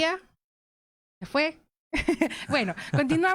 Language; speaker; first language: Spanish; native; Spanish